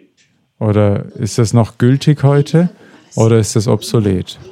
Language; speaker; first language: German; non-native, fluent; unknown